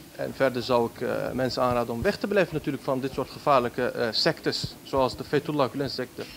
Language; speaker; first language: Dutch; early bilingual, other home language; Turkish